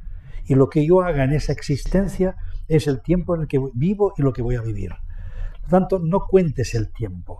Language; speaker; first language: Spanish; native; Spanish